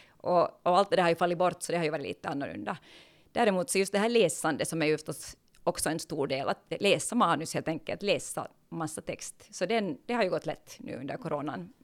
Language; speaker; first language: Swedish; native; Swedish